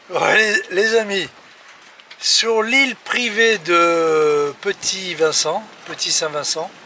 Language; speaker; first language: French; native; French